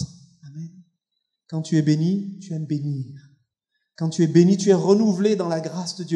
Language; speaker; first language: French; native; French